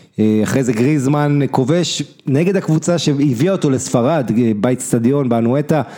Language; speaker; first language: Hebrew; native; Hebrew